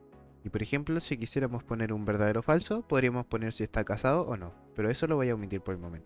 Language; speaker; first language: Spanish; native; Spanish